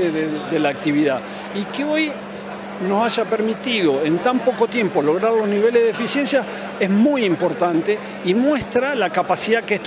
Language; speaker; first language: Spanish; native; Spanish